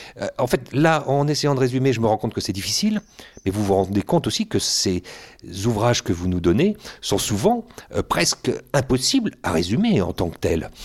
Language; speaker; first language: French; native; French